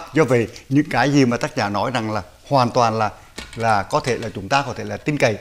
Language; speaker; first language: Vietnamese; native; Vietnamese